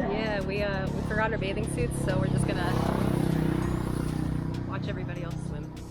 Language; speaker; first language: English; native; English